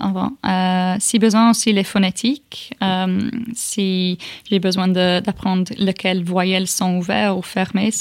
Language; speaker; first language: French; non-native, fluent; English